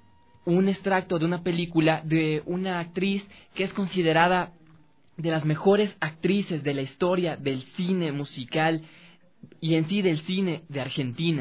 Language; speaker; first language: Spanish; native; Spanish